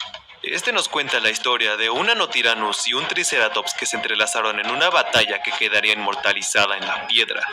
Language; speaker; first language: Spanish; native; Spanish